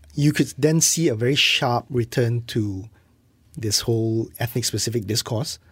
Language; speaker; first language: English; non-native, local second language; Malay